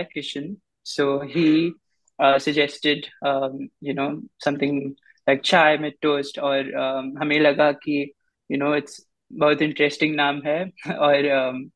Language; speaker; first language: Hindi; non-native, local second language; Malayalam